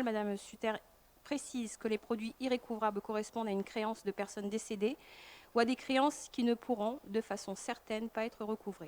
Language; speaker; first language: French; native; French